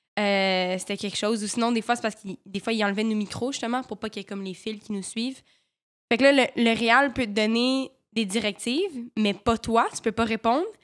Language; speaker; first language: French; native; French